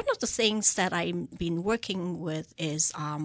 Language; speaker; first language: English; non-native, local second language; Cantonese